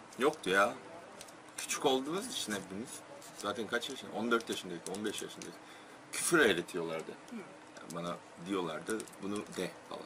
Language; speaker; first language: Turkish; non-native, fluent; Korean